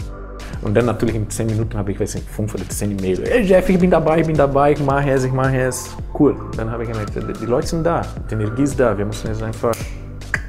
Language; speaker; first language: German; non-native, fluent; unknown